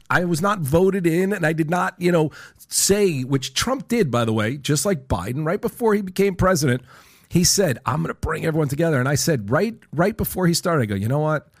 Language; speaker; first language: English; native; English